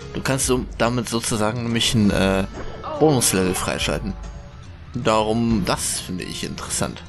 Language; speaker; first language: German; native; German